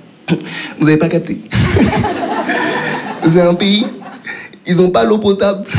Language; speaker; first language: French; native; French